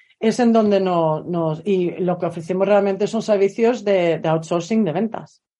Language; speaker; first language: Spanish; non-native, fluent; Swedish